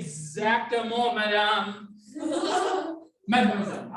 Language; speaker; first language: French; non-native, fluent; English